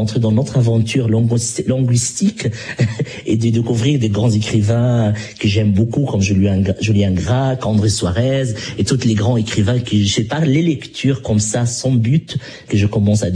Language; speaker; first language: French; non-native, local second language; Arabic